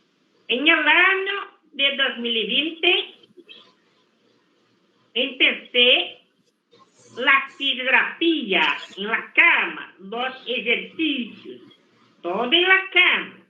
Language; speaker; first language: Spanish; non-native, fluent; Portuguese